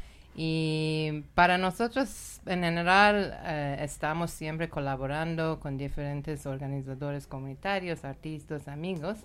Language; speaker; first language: Spanish; non-native, learner; Persian